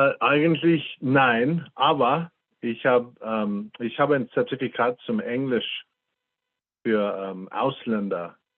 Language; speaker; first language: German; non-native, fluent; English